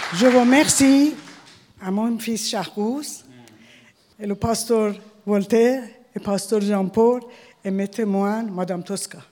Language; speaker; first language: French; non-native, learner; Persian